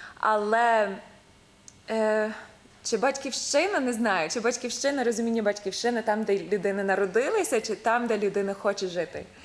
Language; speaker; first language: Ukrainian; non-native, fluent; English